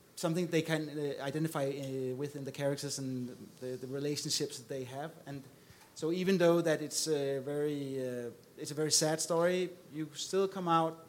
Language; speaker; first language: English; non-native, fluent; Danish